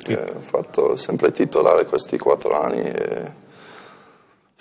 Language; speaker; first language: Italian; non-native, learner; English